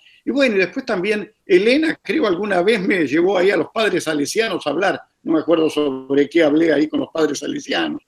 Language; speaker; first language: Spanish; native; Spanish